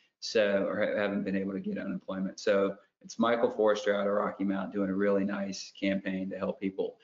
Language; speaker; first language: English; native; English